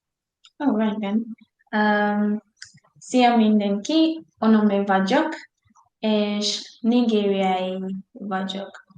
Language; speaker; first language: Hungarian; non-native, learner; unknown